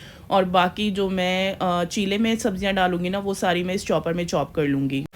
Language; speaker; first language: Hindi; native; Hindi